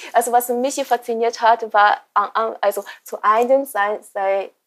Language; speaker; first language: German; non-native, fluent; Chinese